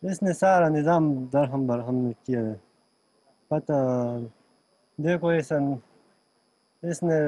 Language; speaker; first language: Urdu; non-native, local second language; Pashto